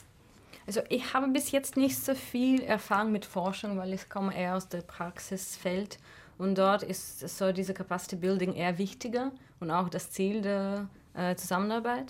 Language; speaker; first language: German; non-native, fluent; Russian